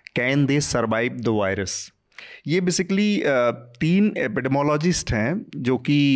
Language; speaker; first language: Hindi; native; Hindi